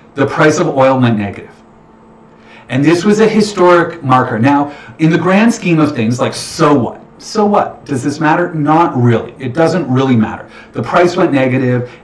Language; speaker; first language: English; native; English